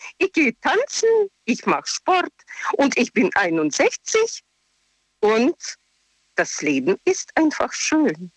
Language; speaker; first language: German; non-native, learner; Russian